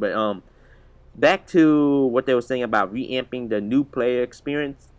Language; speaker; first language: English; native; English